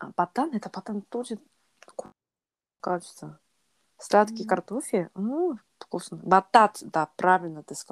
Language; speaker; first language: Russian; non-native, learner; Korean